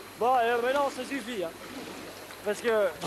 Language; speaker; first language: French; native; French